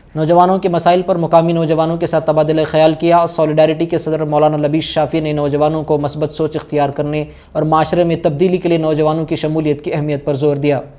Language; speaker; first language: Urdu; native; Urdu